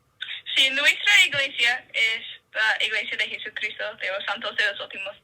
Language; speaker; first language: Spanish; non-native, learner; English